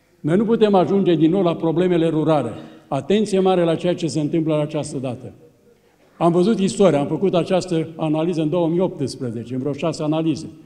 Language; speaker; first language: Romanian; native; Romanian